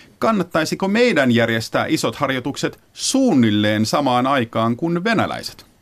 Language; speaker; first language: Finnish; early bilingual, heritage; Finnish